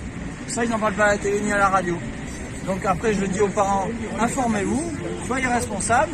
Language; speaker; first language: French; native; French